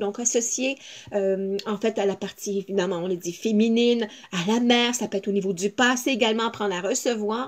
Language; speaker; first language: French; native; French